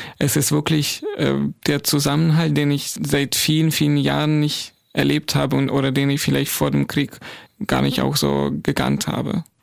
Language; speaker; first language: German; non-native, fluent; Ukrainian